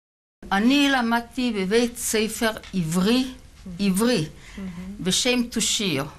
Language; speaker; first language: Hebrew; non-native, fluent; Yiddish